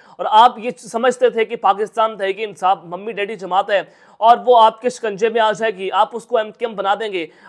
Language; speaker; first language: Urdu; non-native, local second language; Punjabi